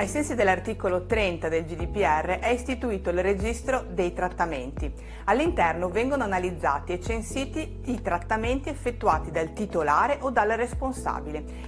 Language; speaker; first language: Italian; native; Italian